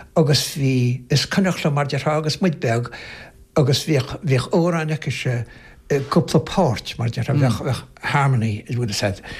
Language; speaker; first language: Irish; native; Irish